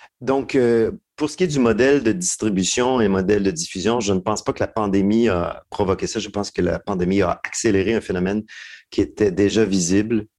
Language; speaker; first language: French; native; French